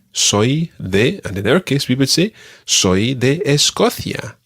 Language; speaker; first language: Spanish; non-native, fluent; English